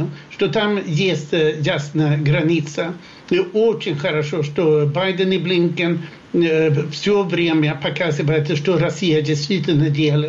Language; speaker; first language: Russian; non-native, fluent; Swedish